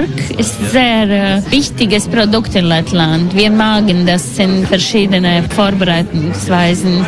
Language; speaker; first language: German; non-native, learner; Latvian